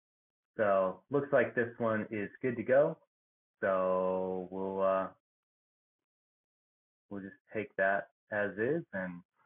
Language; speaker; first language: English; native; English